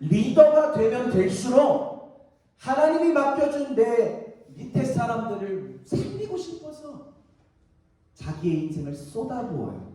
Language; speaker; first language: Korean; native; Korean